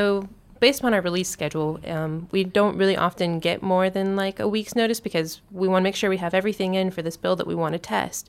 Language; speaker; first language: English; native; English